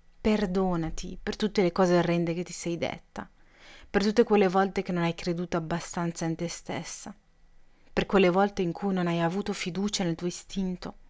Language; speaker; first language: Italian; native; Italian